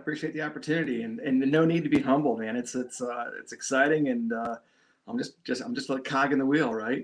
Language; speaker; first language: English; native; English